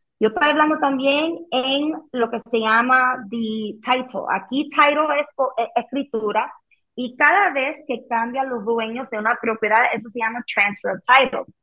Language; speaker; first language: Spanish; early bilingual, heritage; Spanish